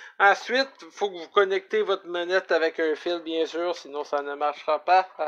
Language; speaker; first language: French; native; French